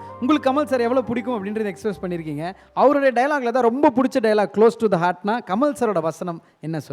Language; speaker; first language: Tamil; native; Tamil